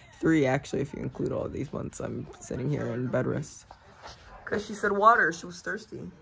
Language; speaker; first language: English; native; English